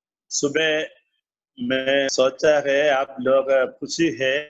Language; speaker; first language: Hindi; non-native, learner; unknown